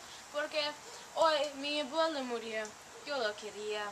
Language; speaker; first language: Spanish; non-native, learner; English